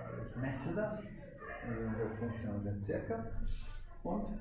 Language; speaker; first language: German; non-native, fluent; Hungarian